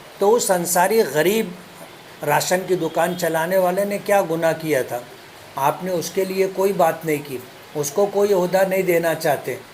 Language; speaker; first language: Urdu; native; Urdu